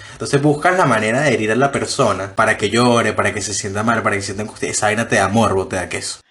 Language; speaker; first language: Spanish; native; Spanish